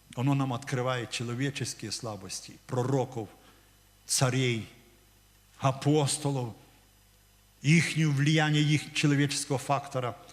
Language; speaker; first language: Russian; non-native, local second language; Ukrainian